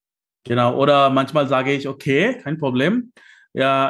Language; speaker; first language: German; non-native, fluent; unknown